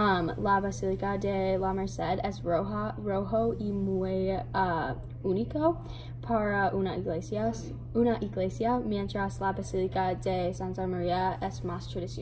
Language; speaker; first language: Spanish; non-native, learner; English